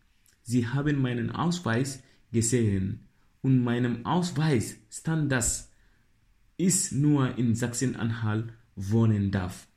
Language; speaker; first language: German; non-native, learner; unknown